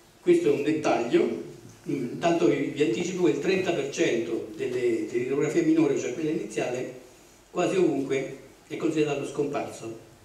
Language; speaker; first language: Italian; native; Italian